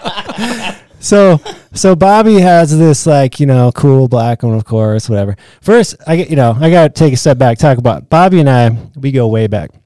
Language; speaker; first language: English; native; English